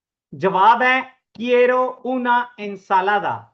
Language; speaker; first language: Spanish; non-native, fluent; Urdu